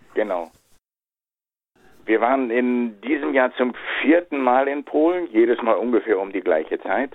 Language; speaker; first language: German; native; German